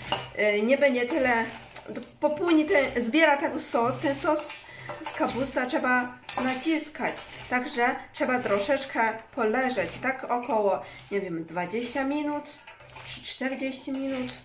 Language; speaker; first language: Polish; non-native, learner; Chinese